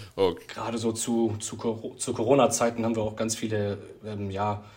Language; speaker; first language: German; native; German